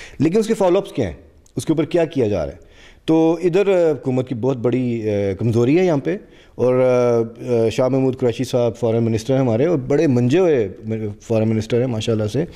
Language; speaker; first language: Urdu; non-native, local second language; Punjabi